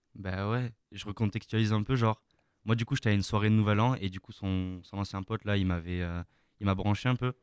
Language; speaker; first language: French; native; French